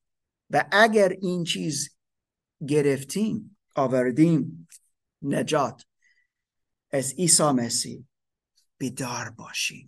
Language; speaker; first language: Persian; non-native, fluent; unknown